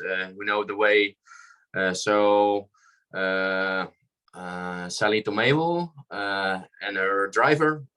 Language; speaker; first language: English; non-native, fluent; Dutch